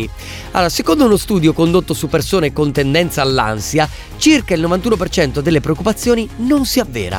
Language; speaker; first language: Italian; native; Italian